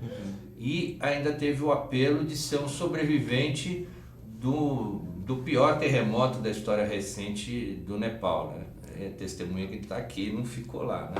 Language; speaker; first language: Portuguese; native; Portuguese